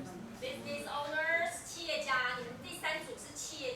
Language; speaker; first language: Chinese; native; Chinese